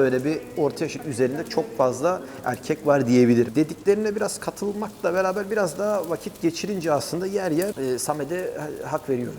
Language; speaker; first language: Turkish; native; Turkish